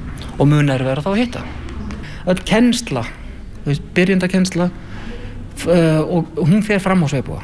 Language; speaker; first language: Icelandic; native; Icelandic